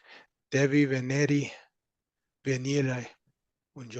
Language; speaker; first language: Italian; non-native, learner; English